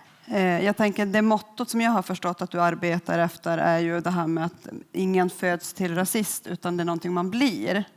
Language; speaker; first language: Swedish; native; Swedish